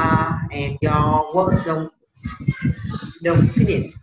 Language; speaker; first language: English; non-native, learner; Vietnamese